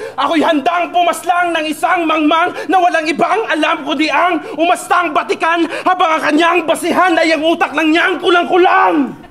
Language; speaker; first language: Filipino; non-native, local second language; Cebuano